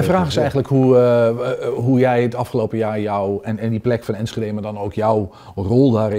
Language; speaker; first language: Dutch; native; Dutch